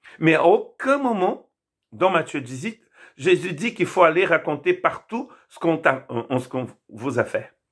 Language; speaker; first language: French; non-native, fluent; Portuguese